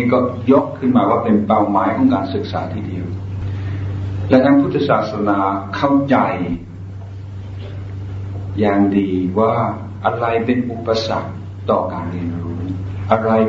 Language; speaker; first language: Thai; non-native, fluent; English